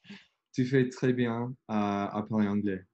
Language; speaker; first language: French; non-native, learner; English